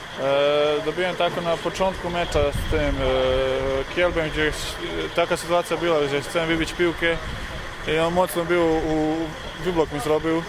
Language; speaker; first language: Polish; non-native, learner; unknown